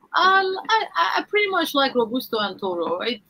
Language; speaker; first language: English; non-native, fluent; Arabic